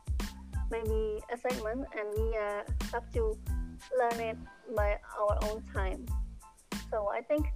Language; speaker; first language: English; non-native, learner; Indonesian